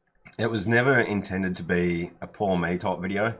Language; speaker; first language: English; native; English